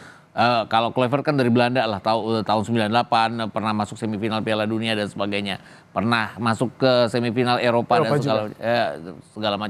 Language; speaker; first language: Indonesian; native; Indonesian